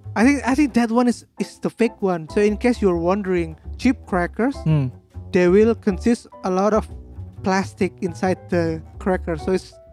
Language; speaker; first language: English; non-native, fluent; Indonesian